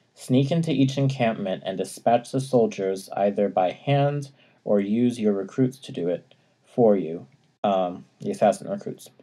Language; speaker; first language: English; native; English